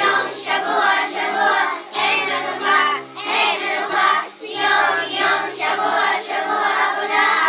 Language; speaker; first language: Hebrew; non-native, learner; English